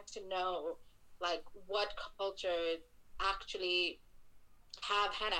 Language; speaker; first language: English; non-native, local second language; Bangla